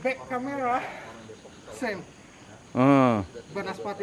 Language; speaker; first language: English; non-native, learner; Indonesian